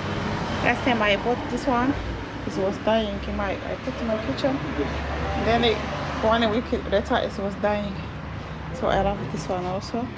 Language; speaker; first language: English; non-native, fluent; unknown